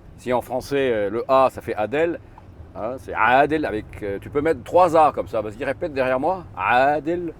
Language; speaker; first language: French; non-native, fluent; Arabic